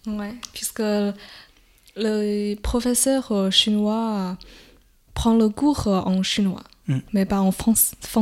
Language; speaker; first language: French; non-native, fluent; Chinese